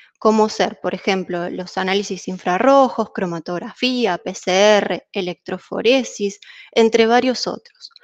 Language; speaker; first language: Spanish; native; Spanish